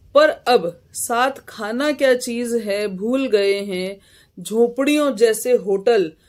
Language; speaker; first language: Hindi; native; Hindi